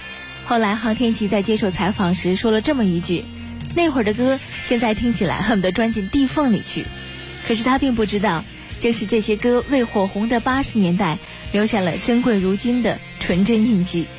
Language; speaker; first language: Chinese; native; Chinese